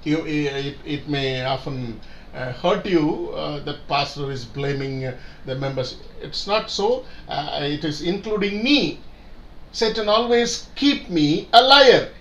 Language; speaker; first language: English; non-native, local second language; Tamil